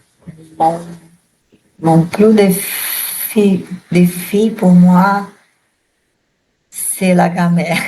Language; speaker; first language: French; non-native, learner; Portuguese